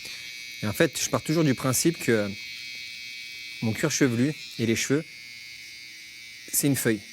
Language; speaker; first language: French; native; French